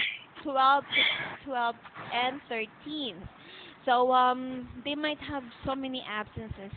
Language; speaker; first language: English; non-native, local second language; Filipino